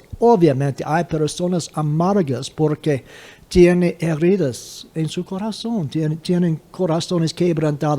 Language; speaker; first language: Spanish; non-native, fluent; English